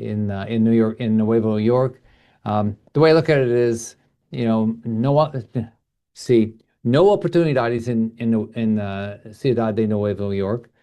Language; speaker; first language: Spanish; non-native, learner; English